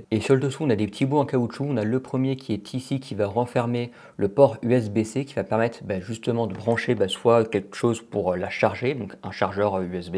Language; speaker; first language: French; native; French